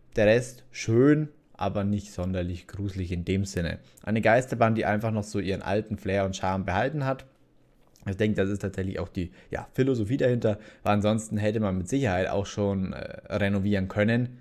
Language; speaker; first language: German; native; German